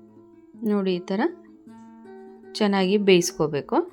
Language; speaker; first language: Kannada; native; Kannada